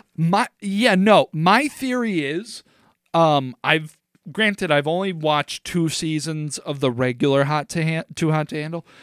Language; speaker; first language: English; native; English